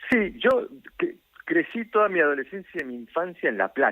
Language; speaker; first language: Spanish; native; Spanish